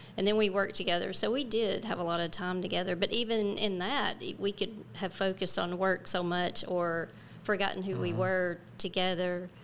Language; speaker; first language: English; native; English